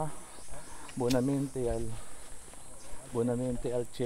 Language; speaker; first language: Spanish; non-native, learner; Chavacano